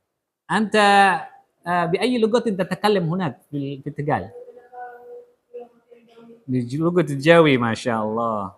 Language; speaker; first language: Arabic; non-native, fluent; Indonesian